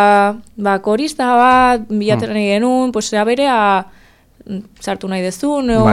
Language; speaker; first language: Basque; non-native, local second language; Spanish